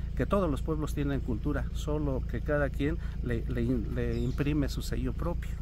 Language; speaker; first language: Spanish; non-native, local second language; Mixtepec Mixtec